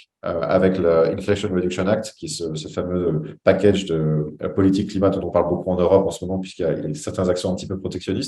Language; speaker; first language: French; native; French